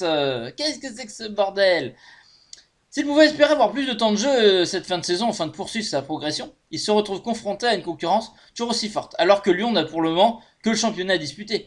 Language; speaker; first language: French; native; French